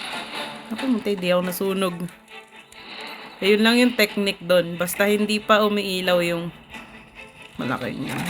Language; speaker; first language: Filipino; native; Filipino